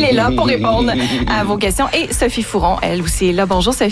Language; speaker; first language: French; native; French